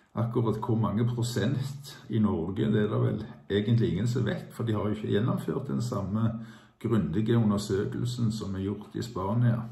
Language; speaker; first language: Norwegian; native; Norwegian